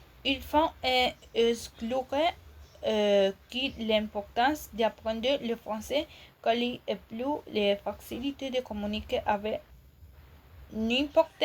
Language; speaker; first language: French; non-native, learner; Spanish